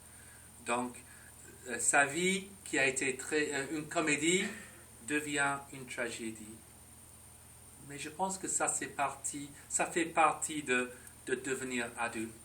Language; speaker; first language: French; non-native, fluent; English